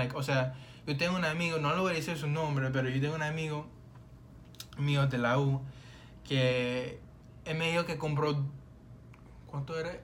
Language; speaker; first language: Spanish; early bilingual, other home language; English